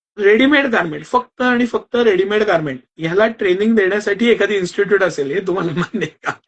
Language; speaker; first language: Marathi; non-native, local second language; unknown